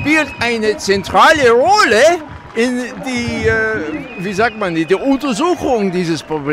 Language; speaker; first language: German; non-native, fluent; Dutch